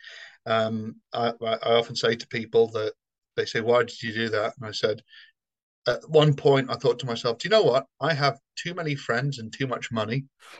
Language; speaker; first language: English; native; English